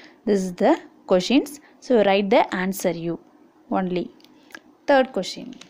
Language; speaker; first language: English; non-native, local second language; Tamil